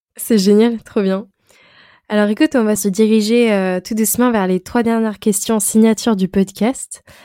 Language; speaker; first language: French; native; French